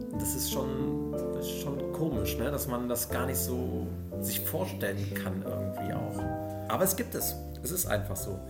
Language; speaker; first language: German; native; German